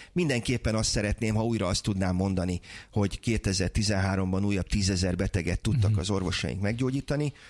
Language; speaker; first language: Hungarian; native; Hungarian